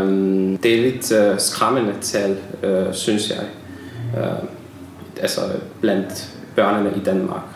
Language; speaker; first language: Danish; non-native, learner; Hungarian